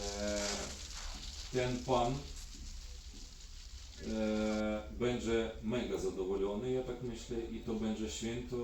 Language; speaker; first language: Polish; non-native, fluent; Ukrainian